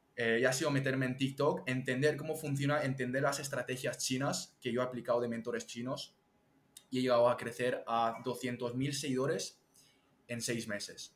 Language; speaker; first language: Spanish; early bilingual, other home language; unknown